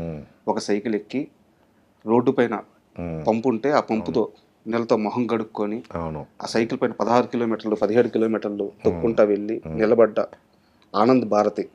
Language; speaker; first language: Telugu; native; Telugu